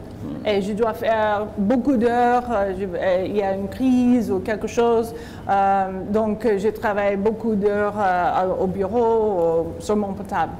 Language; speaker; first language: French; non-native, fluent; English